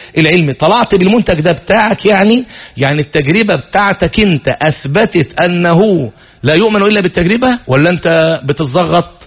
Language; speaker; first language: Arabic; native; Arabic